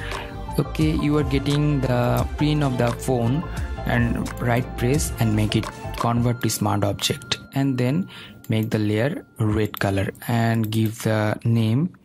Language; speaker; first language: English; non-native, fluent; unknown